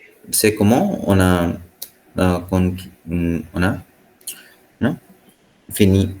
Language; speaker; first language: French; non-native, fluent; Hindi